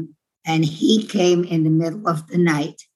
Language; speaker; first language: English; non-native, fluent; Dutch